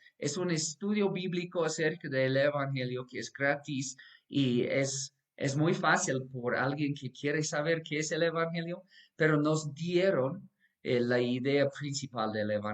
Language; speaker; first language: Spanish; non-native, fluent; English